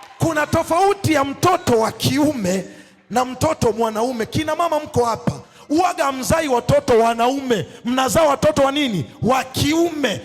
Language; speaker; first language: Swahili; native; Swahili